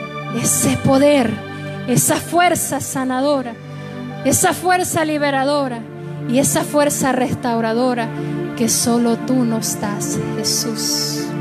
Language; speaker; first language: Spanish; native; Spanish